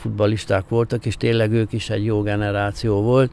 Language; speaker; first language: Hungarian; native; Hungarian